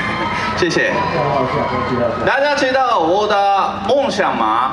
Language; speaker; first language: Chinese; non-native, fluent; Japanese